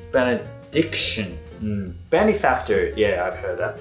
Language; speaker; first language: English; non-native, fluent; Japanese